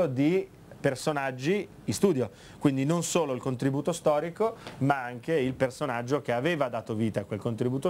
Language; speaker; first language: Italian; native; Italian